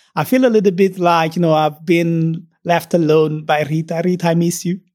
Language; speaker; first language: English; non-native, fluent; Italian